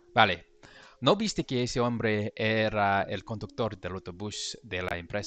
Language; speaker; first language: Spanish; non-native, learner; English